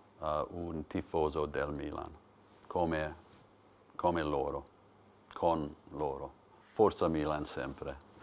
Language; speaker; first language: Italian; non-native, learner; English